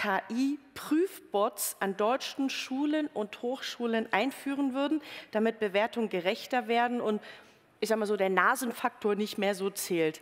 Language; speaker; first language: German; native; German